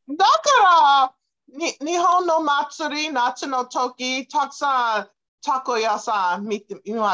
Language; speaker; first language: Japanese; non-native, learner; English